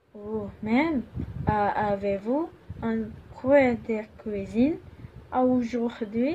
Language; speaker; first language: French; non-native, learner; Malay